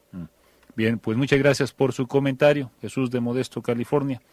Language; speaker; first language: Spanish; native; Spanish